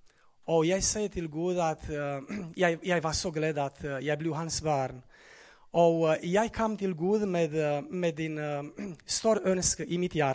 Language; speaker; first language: Norwegian; non-native, fluent; Romanian